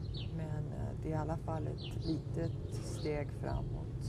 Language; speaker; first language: Swedish; early bilingual, heritage; Swedish